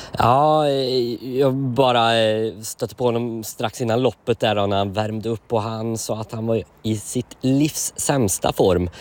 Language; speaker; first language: Swedish; native; Swedish